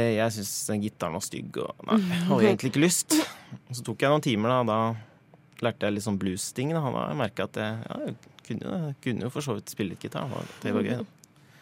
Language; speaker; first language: Norwegian; native; Norwegian